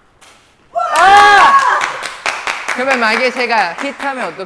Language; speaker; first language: Korean; non-native, fluent; Thai